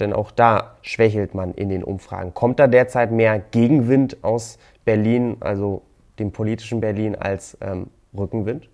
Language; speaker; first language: German; native; German